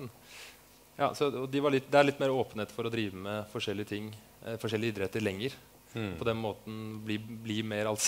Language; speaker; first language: Norwegian; native; Norwegian